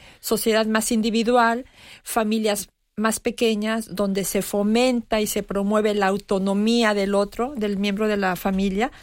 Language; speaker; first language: Spanish; native; Spanish